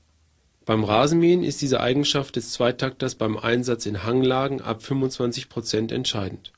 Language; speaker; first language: German; native; German